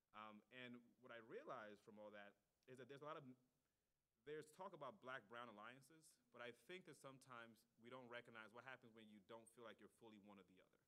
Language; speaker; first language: English; native; English